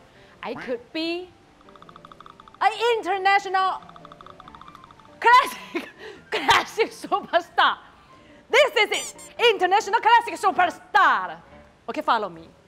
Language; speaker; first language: English; non-native, learner; Chinese